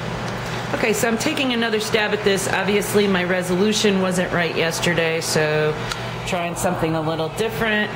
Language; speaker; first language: English; native; English